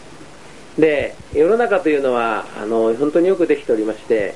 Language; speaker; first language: Japanese; native; Japanese